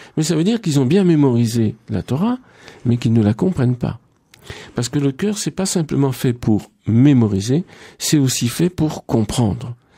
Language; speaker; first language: French; native; French